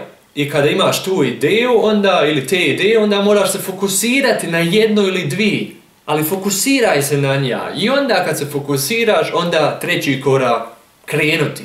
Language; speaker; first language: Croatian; early bilingual, heritage; German